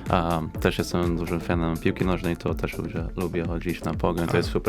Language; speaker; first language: Polish; early bilingual, heritage; English